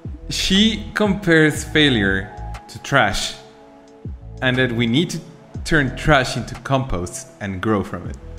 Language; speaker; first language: English; non-native, fluent; Spanish